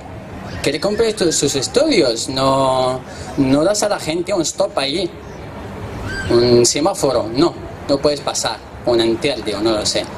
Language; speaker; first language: Spanish; non-native, learner; Arabic